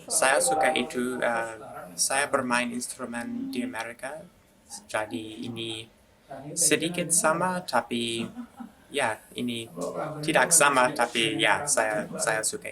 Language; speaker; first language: Indonesian; non-native, learner; English